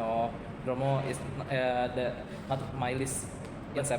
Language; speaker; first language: English; non-native, learner; Indonesian